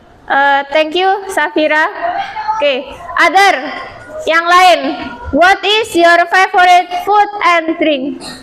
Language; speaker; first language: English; non-native, learner; Indonesian